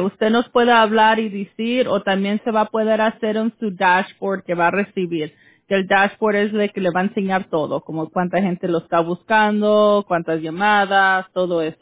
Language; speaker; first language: Spanish; early bilingual, heritage; Spanish